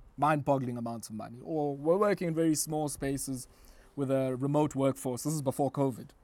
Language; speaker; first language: English; non-native, local second language; Xhosa